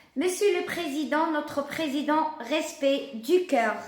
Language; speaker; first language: French; non-native, local second language; Arabic